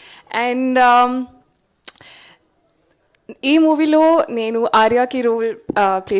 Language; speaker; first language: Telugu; non-native, learner; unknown